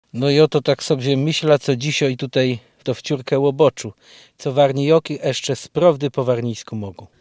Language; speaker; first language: Polish; native; Polish